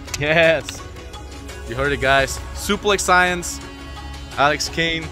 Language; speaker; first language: English; non-native, fluent; Bulgarian